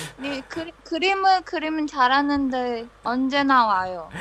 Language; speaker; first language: Korean; non-native, learner; Chinese